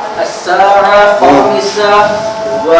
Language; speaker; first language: Arabic; non-native, learner; Urdu